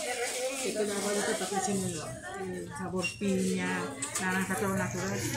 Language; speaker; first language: Spanish; native; Spanish